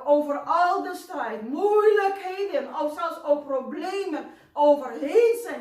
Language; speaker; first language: Dutch; non-native, fluent; Indonesian